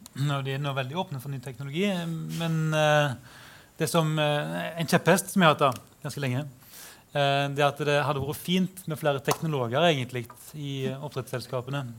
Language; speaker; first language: Norwegian; native; Norwegian